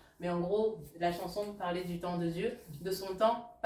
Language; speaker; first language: French; native; French